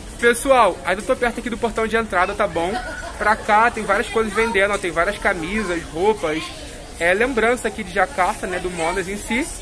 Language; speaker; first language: Portuguese; native; Portuguese